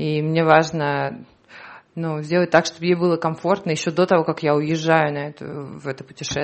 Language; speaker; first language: Russian; native; Russian